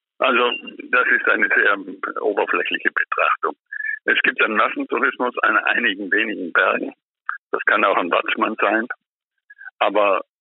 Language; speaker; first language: German; native; German